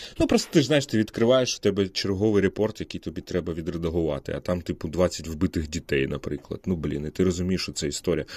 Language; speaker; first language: Ukrainian; non-native, local second language; Russian